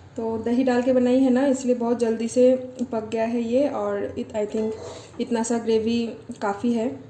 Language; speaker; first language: Hindi; non-native, local second language; Bangla